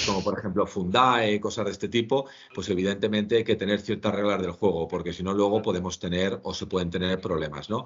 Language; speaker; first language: Spanish; native; Spanish